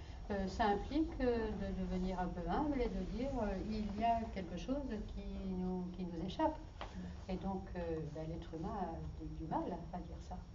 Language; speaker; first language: French; native; French